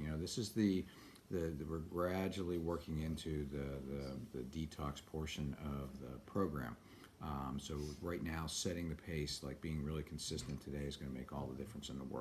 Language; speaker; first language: English; native; English